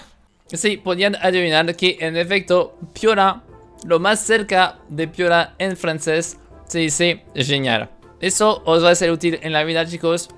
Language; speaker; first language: Spanish; non-native, fluent; French